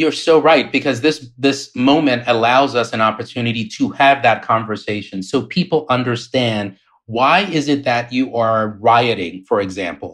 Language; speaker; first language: English; native; English